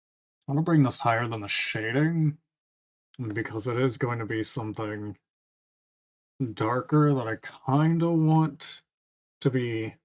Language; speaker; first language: English; native; English